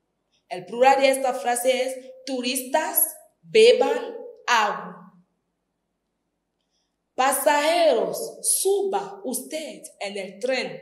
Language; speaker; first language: Spanish; non-native, fluent; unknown